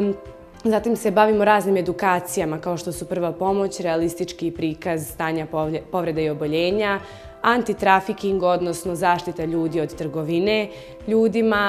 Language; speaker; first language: Croatian; native; Croatian